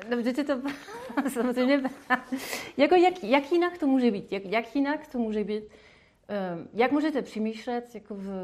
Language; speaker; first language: Czech; non-native, fluent; French